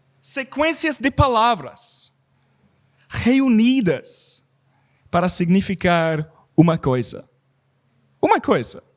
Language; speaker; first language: Portuguese; non-native, learner; English